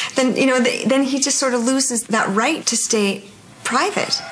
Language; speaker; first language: English; native; English